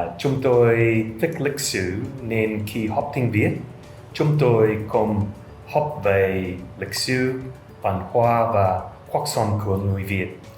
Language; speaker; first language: Vietnamese; non-native, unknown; English